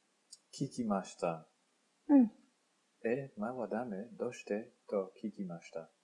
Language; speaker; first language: Japanese; non-native, learner; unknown